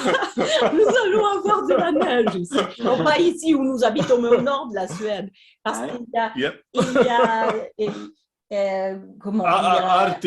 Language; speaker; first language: French; non-native, fluent; Swedish